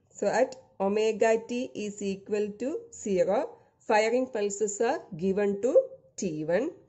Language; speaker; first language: English; non-native, local second language; Malayalam